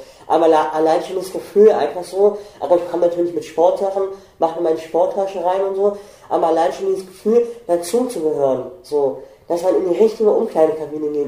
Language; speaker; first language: German; native; German